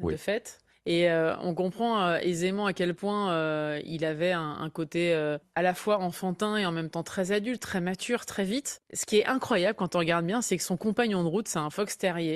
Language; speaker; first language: French; native; French